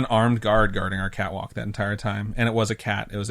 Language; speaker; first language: English; native; English